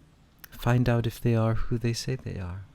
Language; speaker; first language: English; native; English